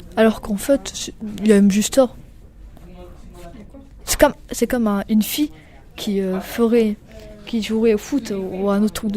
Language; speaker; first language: French; native; French